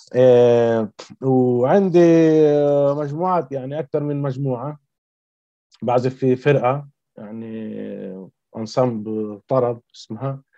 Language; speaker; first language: Arabic; early bilingual, heritage; Spanish